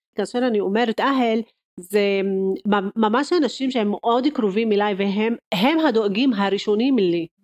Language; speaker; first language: Hebrew; non-native, local second language; Arabic